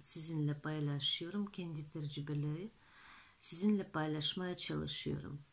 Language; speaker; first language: Turkish; non-native, fluent; Russian